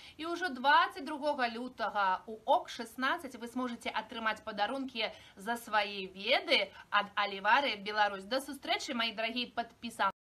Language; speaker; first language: Belarusian; non-native, local second language; Russian